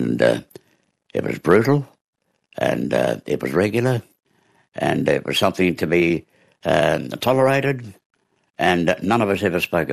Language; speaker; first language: English; native; English